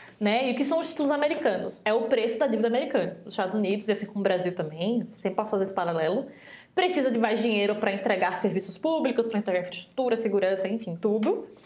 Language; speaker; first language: Portuguese; native; Portuguese